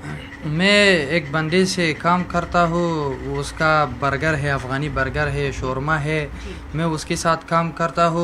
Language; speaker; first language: Hindi; non-native, learner; Persian